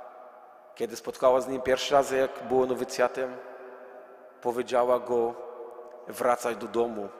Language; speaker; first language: Polish; non-native, learner; Arabic